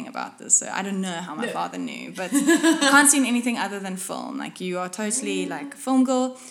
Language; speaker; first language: English; non-native, local second language; Afrikaans